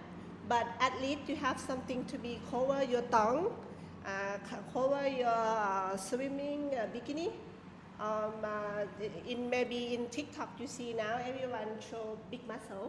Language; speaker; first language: English; non-native, learner; Thai